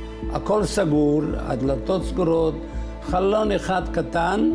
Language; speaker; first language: Hebrew; non-native, fluent; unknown